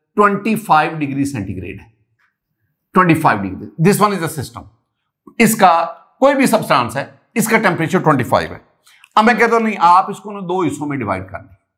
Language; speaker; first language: Urdu; non-native, local second language; Punjabi